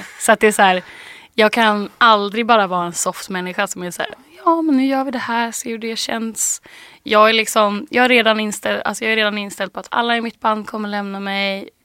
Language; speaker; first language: Swedish; native; Swedish